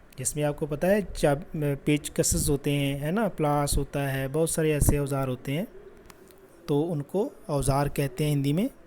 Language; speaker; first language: Hindi; non-native, local second language; Punjabi